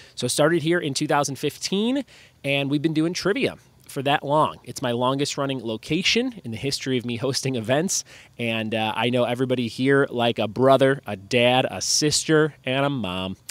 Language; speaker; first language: English; native; English